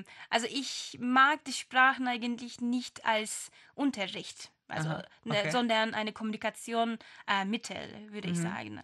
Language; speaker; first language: German; non-native, fluent; Turkish